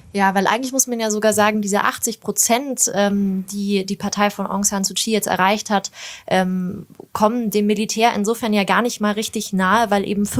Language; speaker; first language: German; native; German